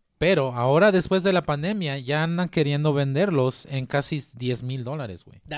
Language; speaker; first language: Spanish; early bilingual, heritage; Spanish